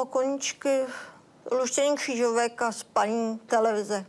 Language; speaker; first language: Czech; native; Czech